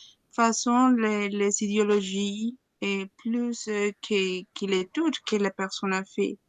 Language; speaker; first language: French; non-native, learner; Spanish